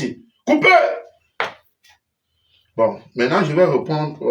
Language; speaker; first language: French; native; French